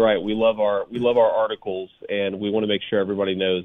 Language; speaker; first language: English; native; English